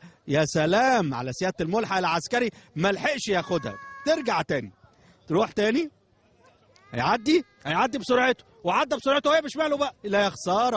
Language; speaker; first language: Arabic; native; Arabic